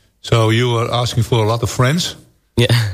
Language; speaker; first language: English; non-native, fluent; Dutch